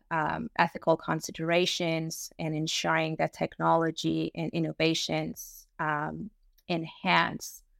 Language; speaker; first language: English; early bilingual, other home language; Persian